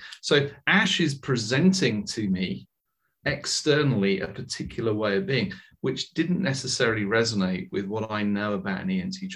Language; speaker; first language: English; native; English